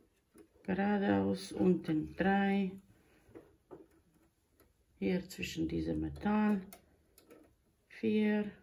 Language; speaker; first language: German; non-native, local second language; Bosnian